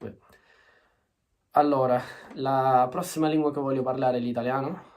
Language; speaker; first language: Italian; non-native, learner; Spanish